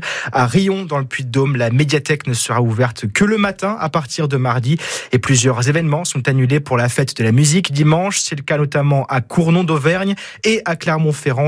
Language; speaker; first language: French; native; French